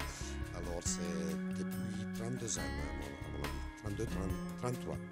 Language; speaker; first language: French; non-native, fluent; Italian